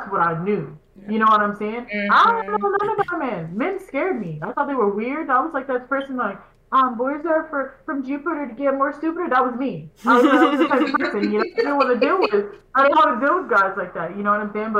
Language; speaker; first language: English; native; English